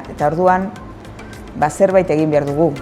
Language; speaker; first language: Basque; non-native, local second language; Spanish